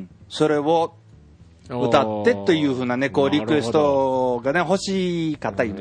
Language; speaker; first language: Japanese; native; Japanese